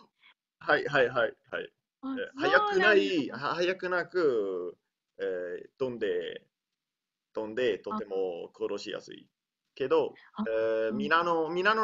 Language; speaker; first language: Japanese; non-native, learner; Italian